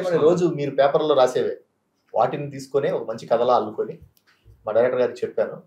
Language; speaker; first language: Telugu; native; Telugu